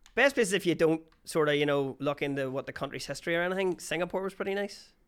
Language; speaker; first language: English; native; English